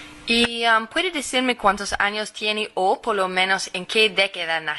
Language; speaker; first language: Spanish; non-native, fluent; English